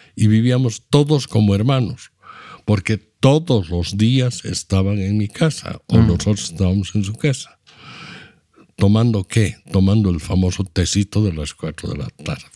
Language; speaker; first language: Spanish; native; Spanish